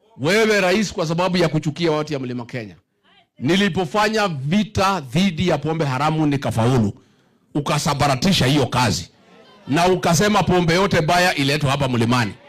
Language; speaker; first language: Swahili; non-native, local second language; Kikuyu